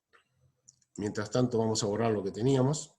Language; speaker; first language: Spanish; native; Spanish